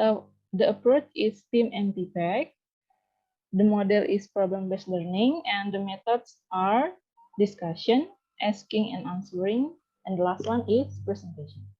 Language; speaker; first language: English; non-native, learner; Indonesian